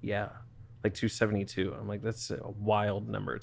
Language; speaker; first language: English; native; English